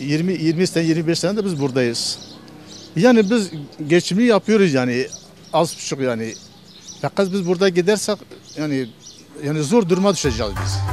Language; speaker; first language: Turkish; non-native, local second language; Kurdish